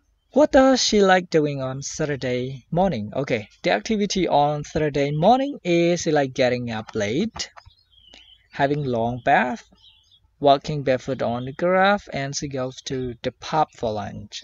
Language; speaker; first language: English; non-native, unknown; Khmer